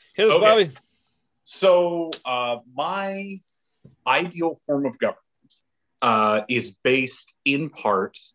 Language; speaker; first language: English; native; English